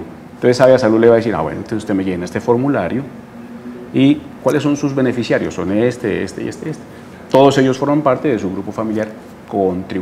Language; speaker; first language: Spanish; native; Spanish